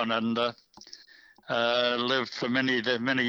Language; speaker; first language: English; native; English